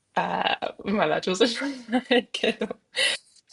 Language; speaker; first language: Japanese; non-native, learner; German